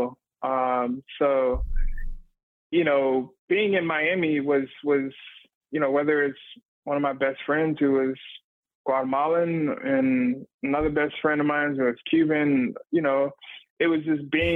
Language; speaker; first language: English; native; English